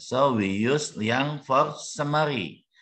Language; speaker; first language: English; non-native, learner; Indonesian